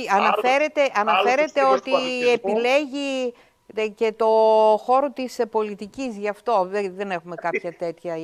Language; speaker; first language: Greek; native; Greek